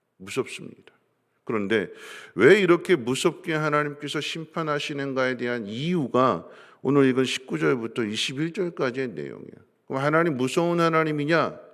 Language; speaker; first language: Korean; native; Korean